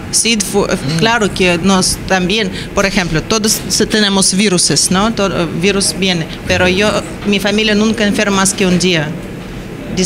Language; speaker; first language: Spanish; non-native, learner; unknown